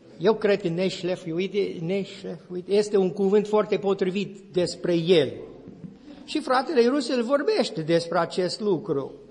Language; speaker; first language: Romanian; non-native, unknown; English